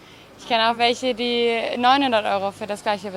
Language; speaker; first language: German; native; German